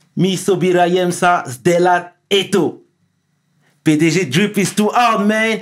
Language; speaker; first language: French; native; French